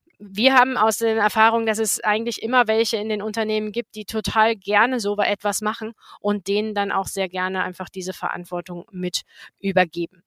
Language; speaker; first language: German; native; German